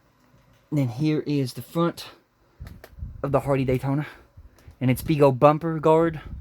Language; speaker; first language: English; native; English